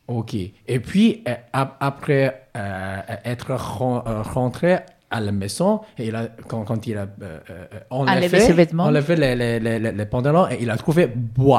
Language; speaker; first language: French; non-native, learner; Cantonese